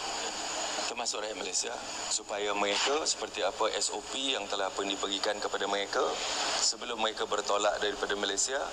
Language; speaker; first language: Malay; native; Malay